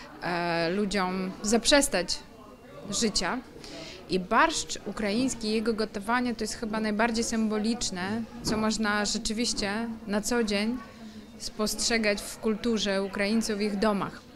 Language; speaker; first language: Polish; non-native, fluent; Ukrainian